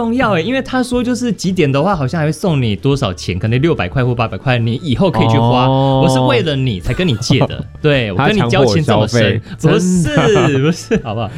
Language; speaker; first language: Chinese; native; Chinese